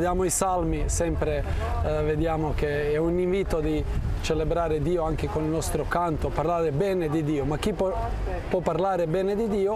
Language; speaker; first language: Italian; non-native, fluent; Croatian